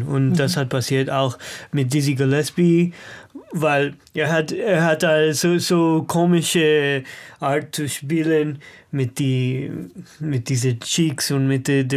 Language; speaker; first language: German; non-native, learner; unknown